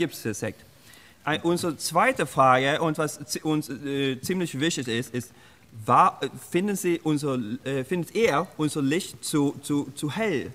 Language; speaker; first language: German; non-native, learner; Swedish